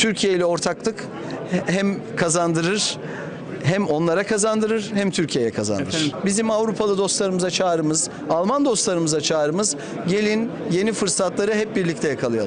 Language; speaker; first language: Turkish; native; Turkish